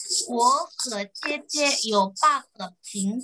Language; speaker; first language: Chinese; non-native, fluent; Indonesian